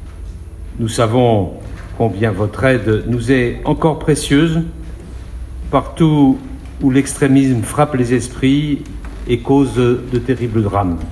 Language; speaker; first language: French; native; French